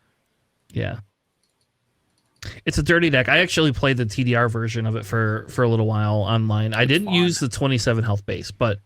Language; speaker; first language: English; native; English